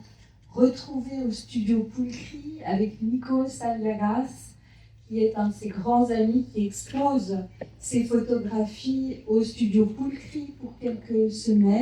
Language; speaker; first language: French; native; French